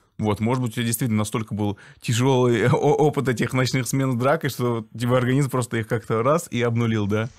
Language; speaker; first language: Russian; native; Russian